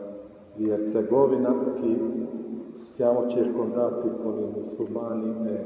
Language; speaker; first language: Italian; non-native, fluent; Croatian